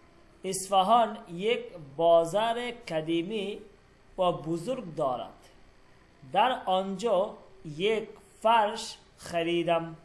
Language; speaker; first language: Persian; non-native, fluent; Bangla